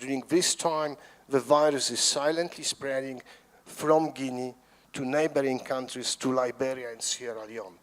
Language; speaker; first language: English; non-native, fluent; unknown